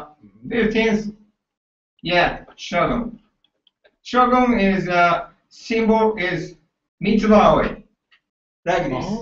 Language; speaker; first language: English; non-native, learner; Japanese